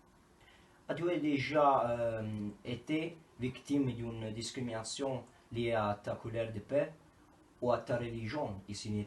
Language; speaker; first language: French; non-native, learner; Italian